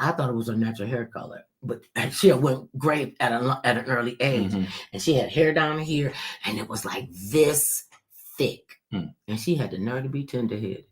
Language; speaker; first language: English; native; English